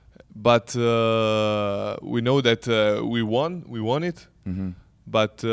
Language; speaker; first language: English; non-native, learner; Italian